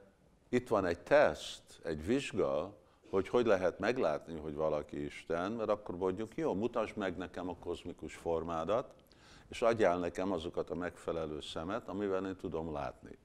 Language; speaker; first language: Hungarian; early bilingual, heritage; Hungarian